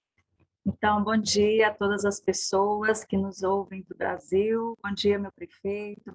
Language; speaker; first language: Portuguese; native; Portuguese